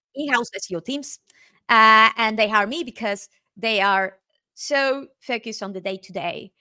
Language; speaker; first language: English; non-native, fluent; Spanish